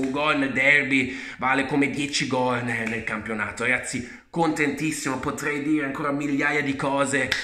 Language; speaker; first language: Italian; early bilingual, heritage; Italian